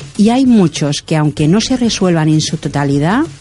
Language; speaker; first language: Spanish; non-native, local second language; Catalan